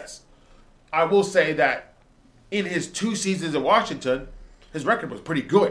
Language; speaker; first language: English; native; English